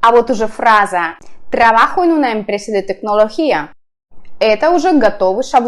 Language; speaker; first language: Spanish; non-native, fluent; Russian